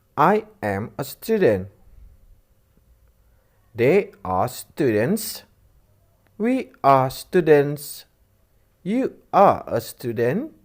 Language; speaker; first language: English; non-native, fluent; Indonesian